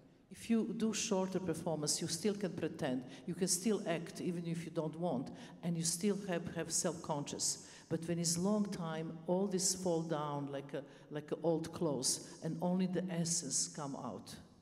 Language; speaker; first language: English; non-native, fluent; Serbian